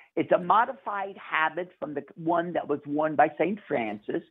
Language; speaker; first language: English; native; English